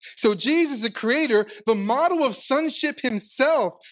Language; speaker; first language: English; native; English